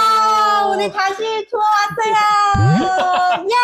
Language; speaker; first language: Korean; non-native, learner; Chinese